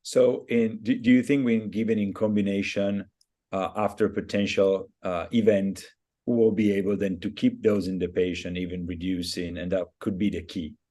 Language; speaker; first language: English; non-native, fluent; Italian